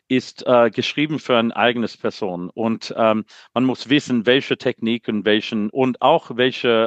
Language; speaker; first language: German; non-native, learner; English